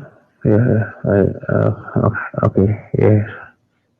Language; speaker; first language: English; non-native, learner; Indonesian